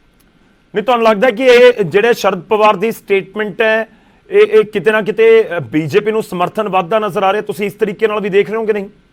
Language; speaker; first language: Punjabi; non-native, local second language; Hindi